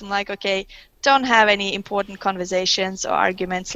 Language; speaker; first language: English; non-native, fluent; Russian